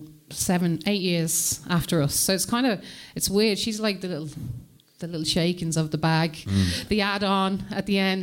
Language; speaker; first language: English; native; English